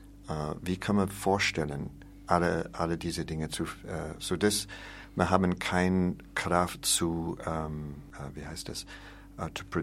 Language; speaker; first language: German; non-native, learner; English